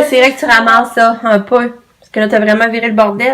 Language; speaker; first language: French; native; French